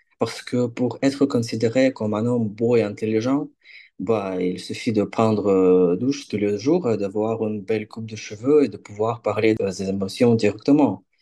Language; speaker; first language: French; non-native, fluent; Ukrainian